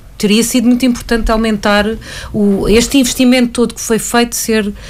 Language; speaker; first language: Portuguese; native; Portuguese